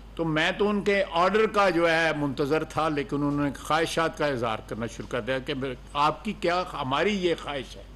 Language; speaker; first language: Urdu; non-native, local second language; Punjabi